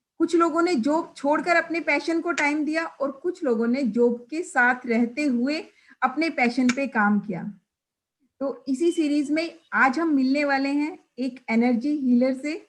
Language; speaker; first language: Hindi; native; Hindi